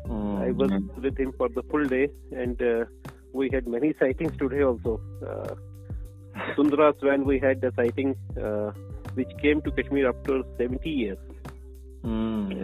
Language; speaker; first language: English; non-native, local second language; Punjabi